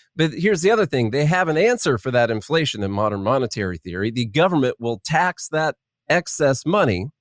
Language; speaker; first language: English; native; English